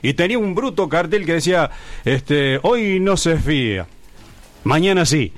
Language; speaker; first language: Spanish; native; Spanish